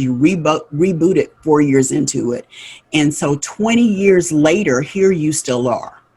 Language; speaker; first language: English; native; English